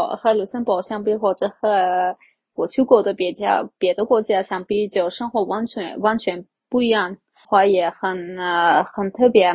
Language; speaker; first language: Chinese; non-native, fluent; Armenian